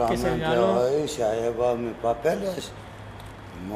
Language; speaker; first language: Spanish; non-native, learner; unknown